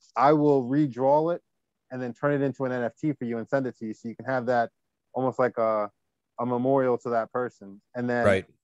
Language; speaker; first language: English; native; English